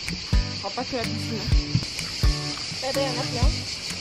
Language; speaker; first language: French; native; French